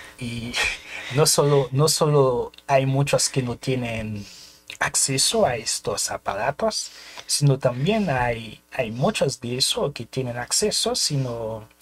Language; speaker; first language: Spanish; non-native, fluent; Haitian Creole